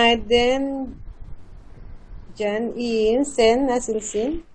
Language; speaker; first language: Turkish; non-native, learner; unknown